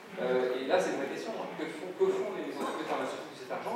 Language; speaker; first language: French; native; French